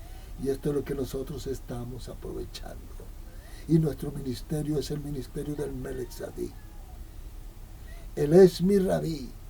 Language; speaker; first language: Spanish; native; Spanish